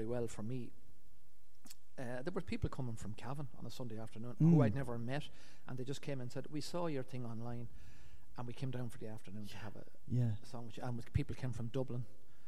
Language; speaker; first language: English; native; English